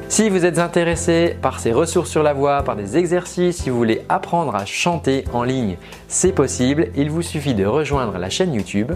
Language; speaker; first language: French; native; French